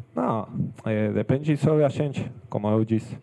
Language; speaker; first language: Portuguese; non-native, fluent; Spanish